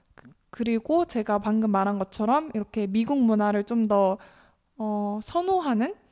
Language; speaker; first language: Korean; native; Korean